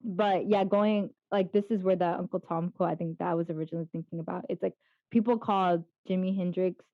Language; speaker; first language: English; native; English